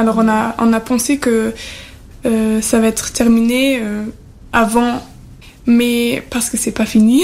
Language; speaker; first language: French; non-native, learner; German